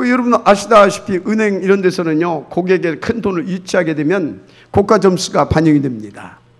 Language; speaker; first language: Korean; native; Korean